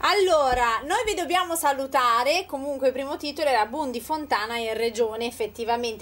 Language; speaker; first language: Italian; native; Italian